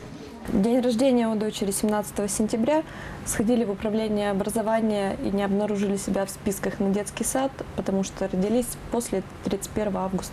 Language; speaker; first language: Russian; native; Russian